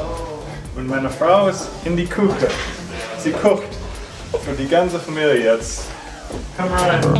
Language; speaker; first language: German; non-native, learner; English